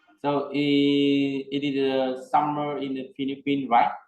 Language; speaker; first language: English; non-native, learner; Vietnamese